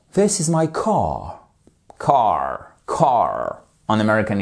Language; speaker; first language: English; non-native, fluent; French